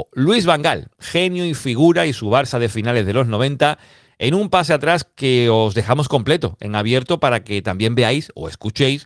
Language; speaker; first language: Spanish; native; Spanish